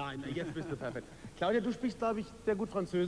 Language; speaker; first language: German; native; German